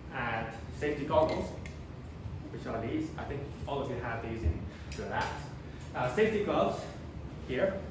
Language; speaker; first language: English; non-native, local second language; Chinese